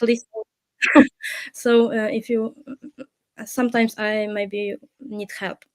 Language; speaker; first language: English; non-native, learner; Polish